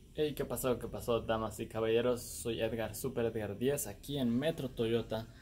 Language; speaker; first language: Spanish; early bilingual, heritage; Spanish